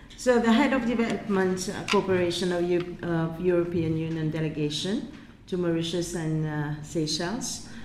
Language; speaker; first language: English; non-native, local second language; Morisyen